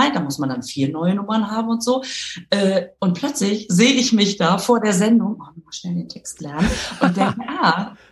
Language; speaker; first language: German; native; German